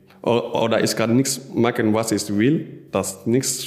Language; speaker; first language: German; non-native, learner; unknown